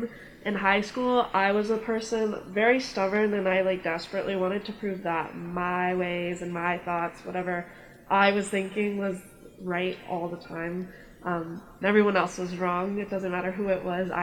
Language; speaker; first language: English; native; English